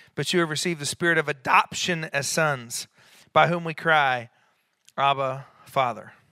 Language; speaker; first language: English; native; English